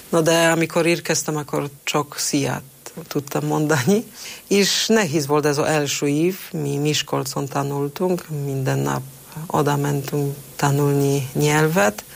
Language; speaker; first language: Hungarian; non-native, fluent; Polish